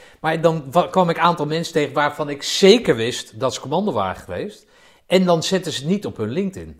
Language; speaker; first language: Dutch; native; Dutch